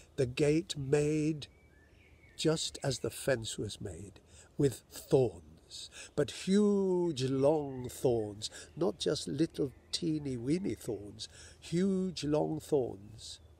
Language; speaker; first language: English; native; English